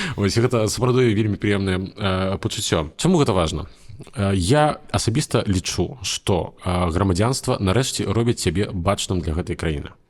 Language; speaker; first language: Belarusian; native; Belarusian